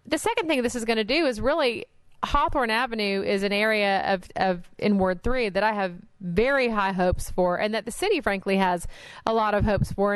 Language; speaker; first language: English; native; English